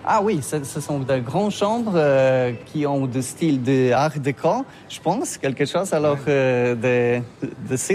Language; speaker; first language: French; non-native, learner; Polish